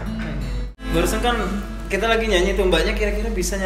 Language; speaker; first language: Indonesian; native; Indonesian